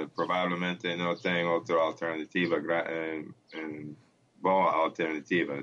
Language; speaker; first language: Portuguese; non-native, learner; English